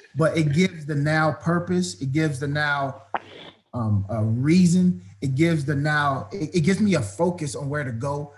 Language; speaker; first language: English; native; English